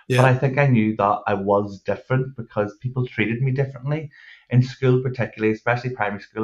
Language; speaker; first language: English; native; English